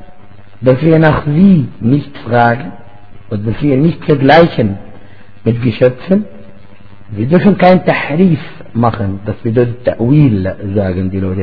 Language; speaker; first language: German; non-native, fluent; Arabic